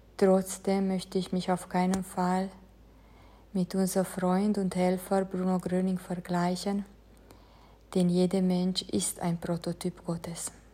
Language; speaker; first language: German; non-native, fluent; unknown